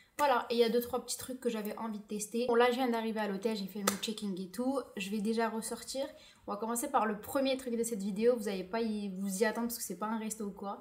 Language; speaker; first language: French; native; French